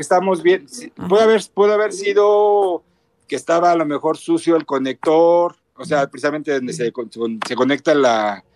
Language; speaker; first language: Spanish; native; Spanish